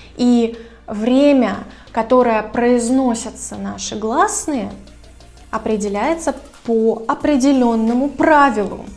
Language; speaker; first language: Russian; native; Russian